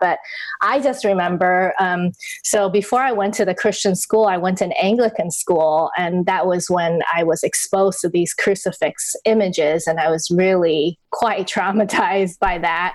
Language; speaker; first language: English; non-native, fluent; Chinese